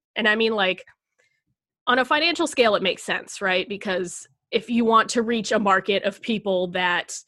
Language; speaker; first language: English; native; English